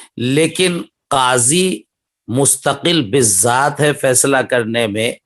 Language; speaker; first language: Urdu; native; Urdu